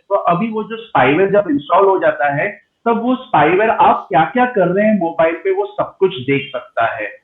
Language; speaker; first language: Hindi; non-native, local second language; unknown